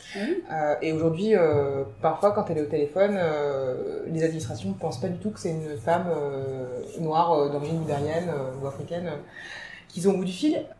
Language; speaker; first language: French; native; French